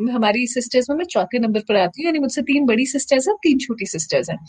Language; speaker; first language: Hindi; native; Hindi